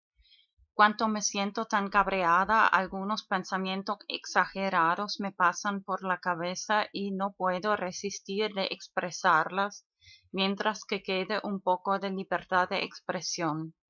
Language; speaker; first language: Spanish; non-native, fluent; German